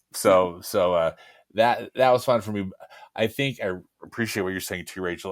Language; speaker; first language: English; native; English